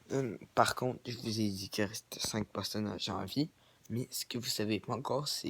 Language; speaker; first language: French; native; French